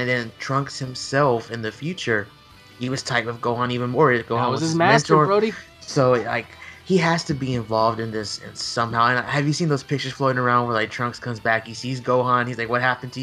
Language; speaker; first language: English; native; English